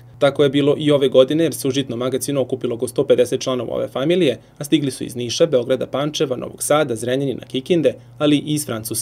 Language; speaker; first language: Serbian; native; Serbian